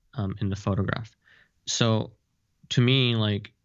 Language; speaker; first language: English; early bilingual, heritage; Japanese